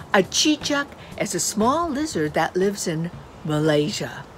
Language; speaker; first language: English; native; English